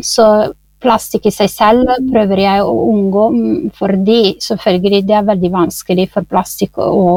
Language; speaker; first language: Norwegian; non-native, fluent; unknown